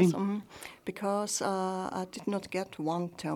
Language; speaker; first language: English; non-native, fluent; German